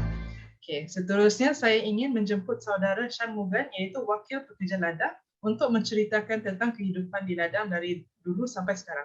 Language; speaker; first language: Malay; native; Malay